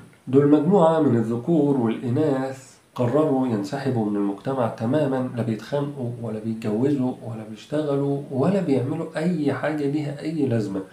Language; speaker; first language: Arabic; native; Arabic